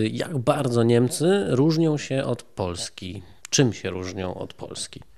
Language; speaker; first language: Polish; native; Polish